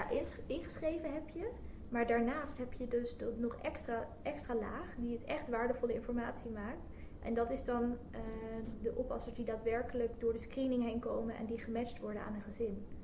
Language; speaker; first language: Dutch; native; Dutch